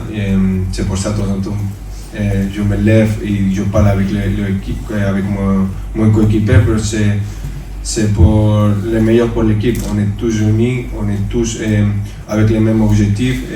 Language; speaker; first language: French; non-native, fluent; Spanish